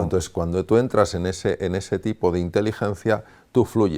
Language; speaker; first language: Spanish; native; Spanish